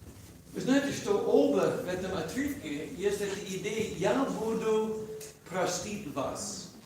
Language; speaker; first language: Russian; non-native, learner; English